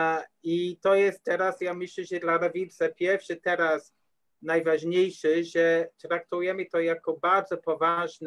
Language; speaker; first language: Polish; non-native, learner; English